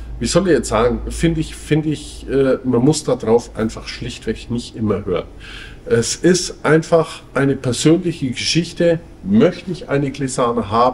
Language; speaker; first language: German; native; German